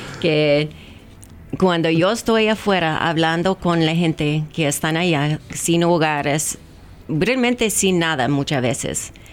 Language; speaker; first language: Spanish; non-native, fluent; English